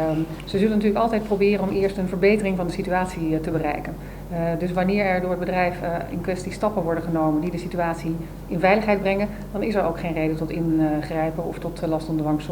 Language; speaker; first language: Dutch; native; Dutch